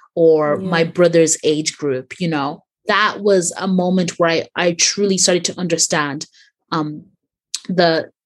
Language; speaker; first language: English; native; English